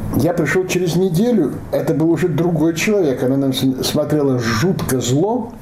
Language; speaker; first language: Russian; non-native, local second language; Yiddish